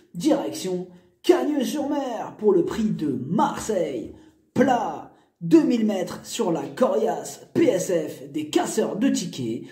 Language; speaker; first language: French; native; French